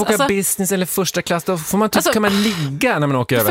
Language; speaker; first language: Swedish; native; Swedish